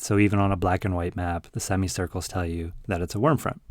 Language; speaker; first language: English; native; English